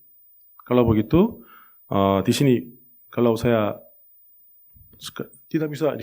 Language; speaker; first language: Indonesian; non-native, fluent; Korean